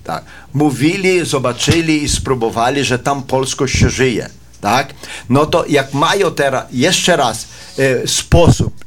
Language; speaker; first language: Polish; early bilingual, heritage; Polish